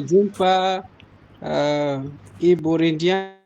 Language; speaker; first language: Indonesian; non-native, learner; Nyanja